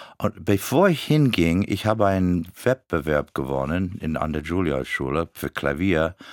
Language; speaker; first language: German; non-native, fluent; English